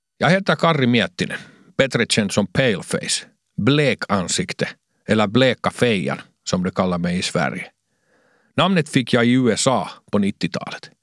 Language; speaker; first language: Swedish; non-native, local second language; Finnish